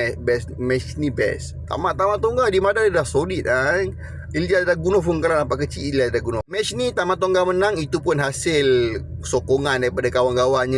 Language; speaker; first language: Malay; native; Malay